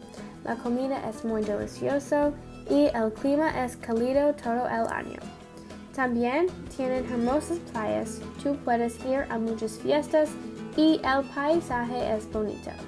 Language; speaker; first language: Spanish; non-native, learner; English